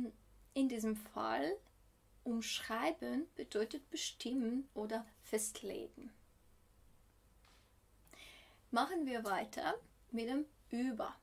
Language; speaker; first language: German; non-native, fluent; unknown